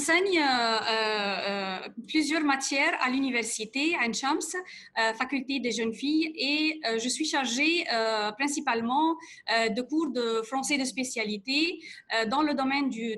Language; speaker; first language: French; non-native, fluent; Arabic